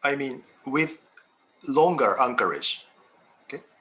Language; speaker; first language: English; non-native, fluent; Japanese